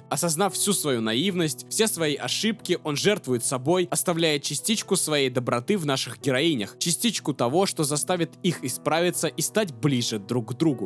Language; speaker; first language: Russian; native; Russian